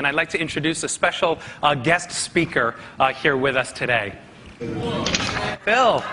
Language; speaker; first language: English; native; English